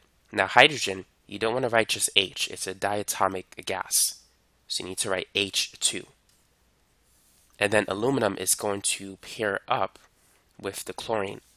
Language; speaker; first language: English; native; English